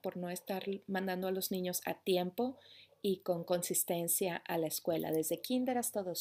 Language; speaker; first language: Spanish; native; Spanish